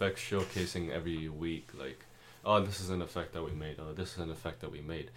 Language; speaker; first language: English; non-native, local second language; German